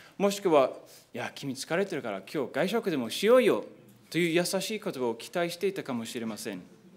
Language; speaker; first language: Japanese; non-native, fluent; English